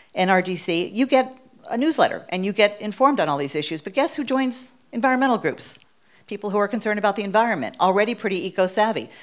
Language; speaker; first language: English; native; English